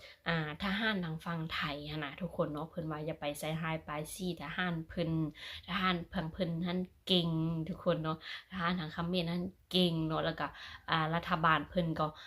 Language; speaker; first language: Thai; non-native, local second language; Lao